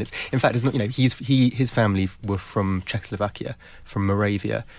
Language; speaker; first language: English; native; English